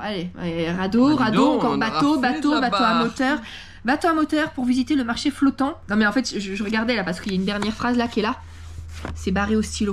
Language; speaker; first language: French; native; French